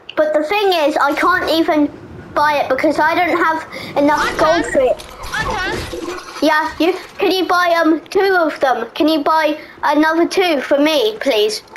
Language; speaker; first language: English; native; English